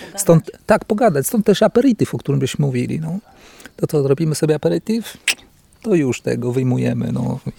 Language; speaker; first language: Polish; native; Polish